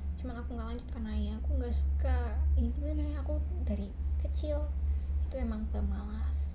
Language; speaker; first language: Indonesian; native; Indonesian